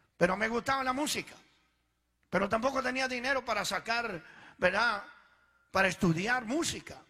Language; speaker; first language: Spanish; early bilingual, other home language; Italian